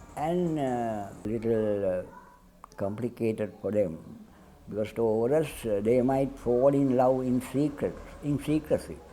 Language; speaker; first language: English; non-native, local second language; Sinhala